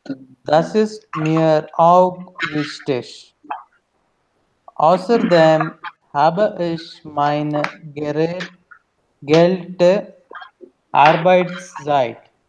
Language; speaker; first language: German; non-native, learner; Hindi